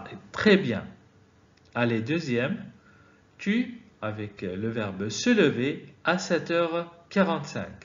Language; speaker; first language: French; non-native, fluent; Arabic